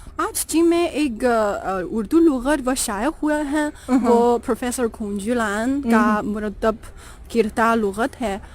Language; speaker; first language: Urdu; non-native, fluent; Chinese